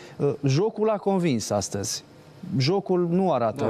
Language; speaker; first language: Romanian; native; Romanian